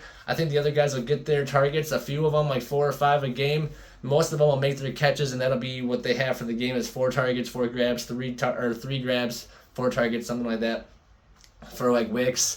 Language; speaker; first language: English; native; English